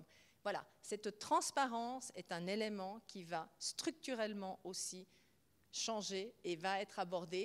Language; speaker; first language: French; native; French